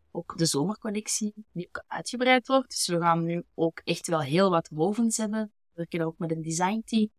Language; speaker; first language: Dutch; native; Dutch